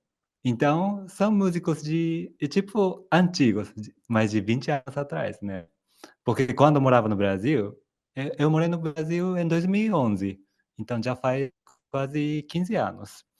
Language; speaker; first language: Portuguese; non-native, fluent; Japanese